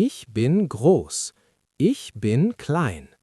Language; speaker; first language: German; non-native, learner; English